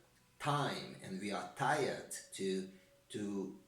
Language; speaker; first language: English; non-native, learner; Hungarian